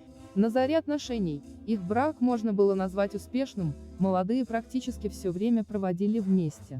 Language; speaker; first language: Russian; native; Russian